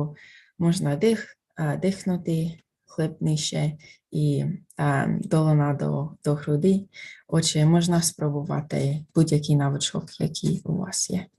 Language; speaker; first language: Ukrainian; non-native, fluent; English